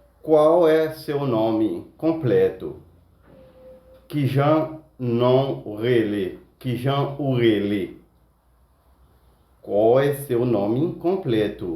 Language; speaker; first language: Portuguese; non-native, fluent; Haitian Creole